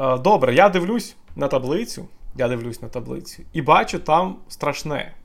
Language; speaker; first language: Ukrainian; native; Ukrainian